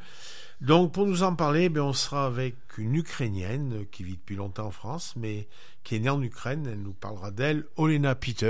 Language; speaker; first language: French; native; French